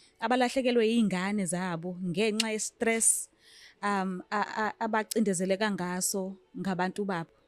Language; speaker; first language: Zulu; native; Zulu